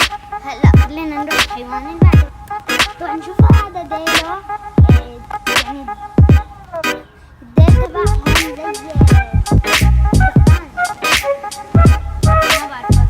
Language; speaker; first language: Arabic; native; Arabic